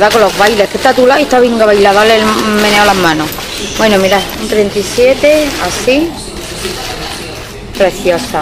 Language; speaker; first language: Spanish; native; Spanish